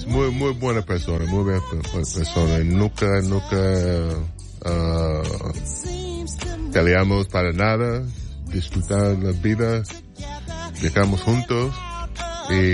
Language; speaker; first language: Spanish; non-native, fluent; English